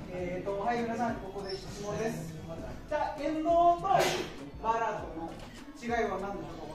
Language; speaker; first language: Japanese; non-native, learner; Punjabi